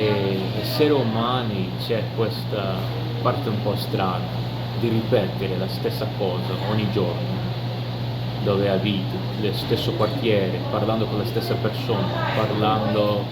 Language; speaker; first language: Italian; non-native, learner; Portuguese